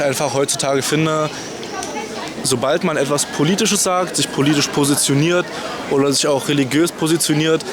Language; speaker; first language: German; native; German